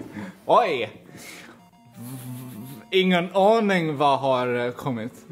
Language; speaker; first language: Swedish; non-native, learner; English